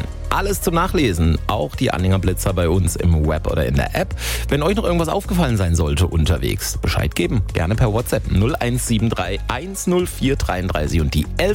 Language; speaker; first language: German; native; German